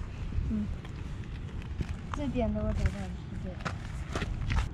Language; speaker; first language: Chinese; early bilingual, heritage; Chinese